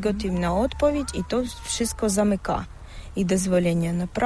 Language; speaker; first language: Polish; non-native, learner; Ukrainian